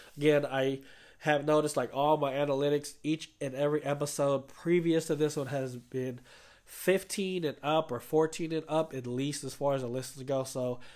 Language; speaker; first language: English; native; English